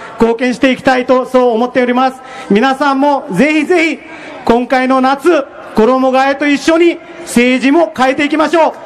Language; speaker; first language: Japanese; non-native, fluent; Hindi